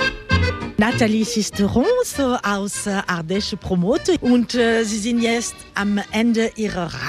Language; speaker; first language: German; non-native, learner; French